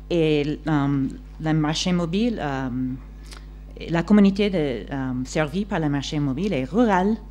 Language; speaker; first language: French; non-native, fluent; English